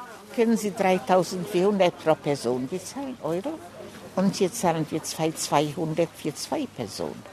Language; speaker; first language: German; non-native, fluent; Polish